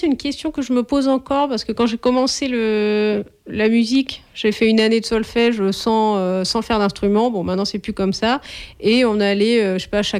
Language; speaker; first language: French; native; French